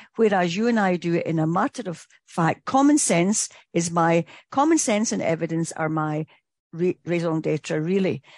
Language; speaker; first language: English; native; English